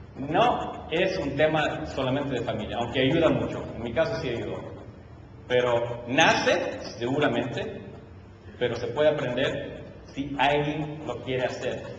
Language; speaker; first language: Spanish; early bilingual, heritage; Spanish